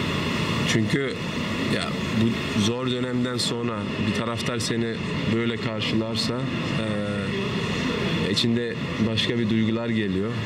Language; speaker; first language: Turkish; early bilingual, heritage; Turkish